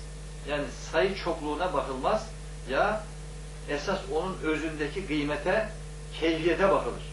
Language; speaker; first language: Turkish; native; Turkish